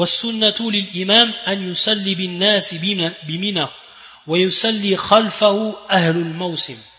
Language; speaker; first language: Arabic; non-native, fluent; French